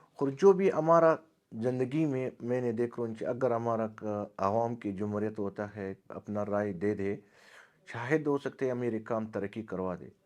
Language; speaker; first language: Urdu; non-native, local second language; Pashto